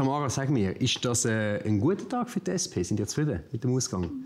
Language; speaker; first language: German; native; German